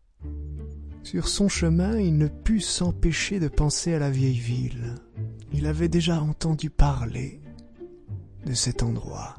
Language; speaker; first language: French; native; French